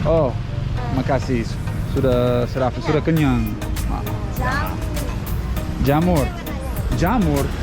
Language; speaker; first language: Indonesian; non-native, learner; English